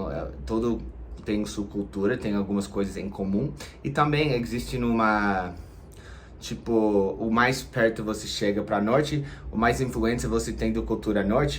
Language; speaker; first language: Portuguese; non-native, fluent; English